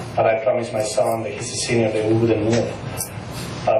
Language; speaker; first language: English; non-native, fluent; Spanish